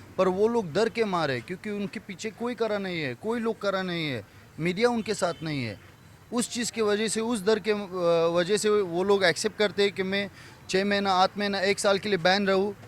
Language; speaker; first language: Hindi; non-native, fluent; Persian